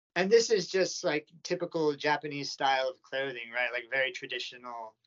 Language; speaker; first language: English; native; English